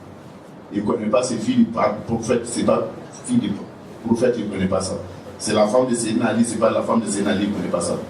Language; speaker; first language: French; non-native, local second language; Wolof